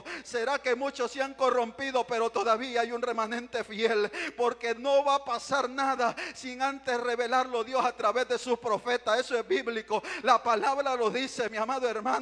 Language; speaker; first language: Spanish; native; Spanish